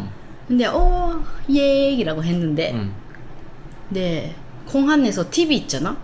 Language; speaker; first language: Korean; non-native, learner; Japanese